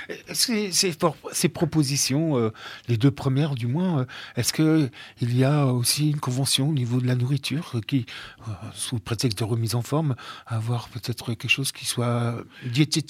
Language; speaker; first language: French; native; French